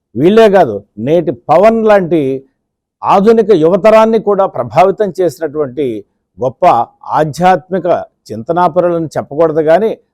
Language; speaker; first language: Telugu; native; Telugu